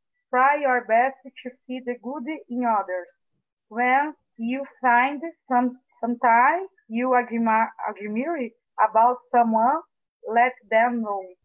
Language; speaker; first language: English; non-native, learner; Portuguese